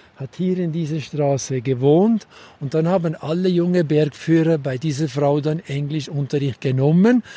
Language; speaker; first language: German; native; German